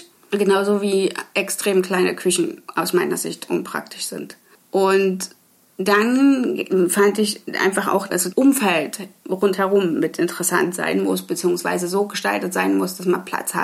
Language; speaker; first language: German; native; German